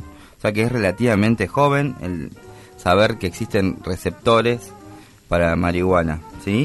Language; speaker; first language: Spanish; native; Spanish